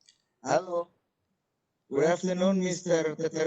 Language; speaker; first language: English; non-native, fluent; Indonesian